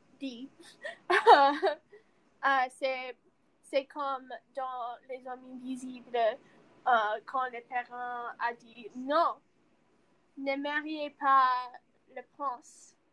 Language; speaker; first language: French; non-native, learner; English